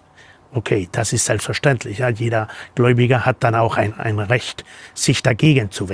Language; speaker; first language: German; non-native, fluent; Spanish